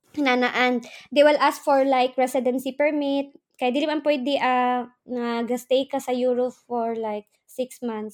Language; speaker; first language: English; non-native, local second language; Surigaonon